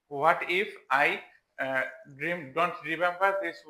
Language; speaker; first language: English; non-native, learner; Bangla